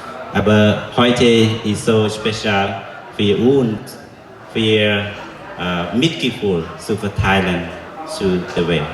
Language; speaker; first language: German; non-native, learner; Khmer